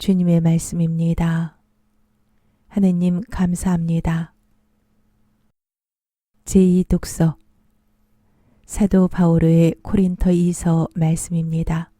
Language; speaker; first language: Korean; native; Korean